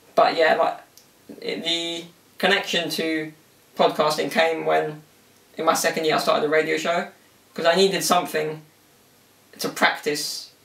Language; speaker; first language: English; early bilingual, other home language; Italian